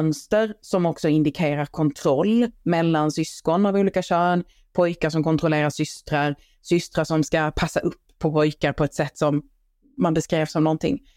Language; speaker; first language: Swedish; native; Swedish